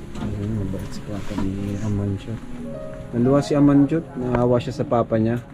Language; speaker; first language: Filipino; native; Filipino